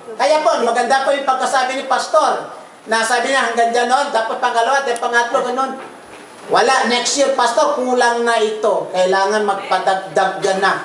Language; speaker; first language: Filipino; non-native, local second language; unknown